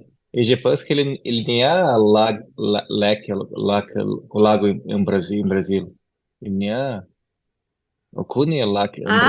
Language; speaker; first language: French; non-native, learner; Portuguese